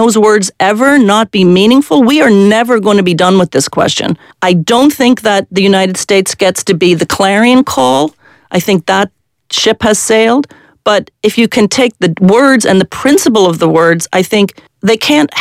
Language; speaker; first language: English; native; English